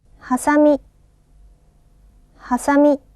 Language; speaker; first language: Japanese; non-native, learner; Thai